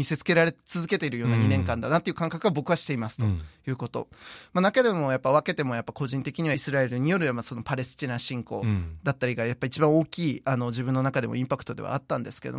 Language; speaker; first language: Japanese; native; Japanese